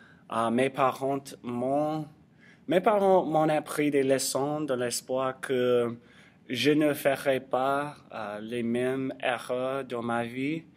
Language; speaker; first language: French; non-native, learner; English